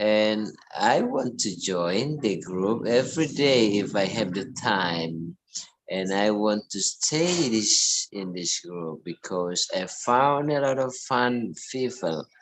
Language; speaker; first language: English; non-native, learner; Indonesian